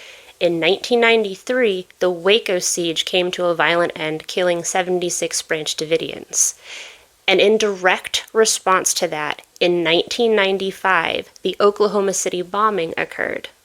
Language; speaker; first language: English; native; English